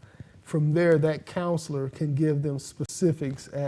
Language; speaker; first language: English; native; English